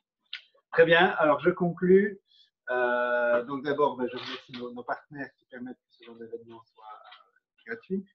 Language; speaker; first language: French; native; French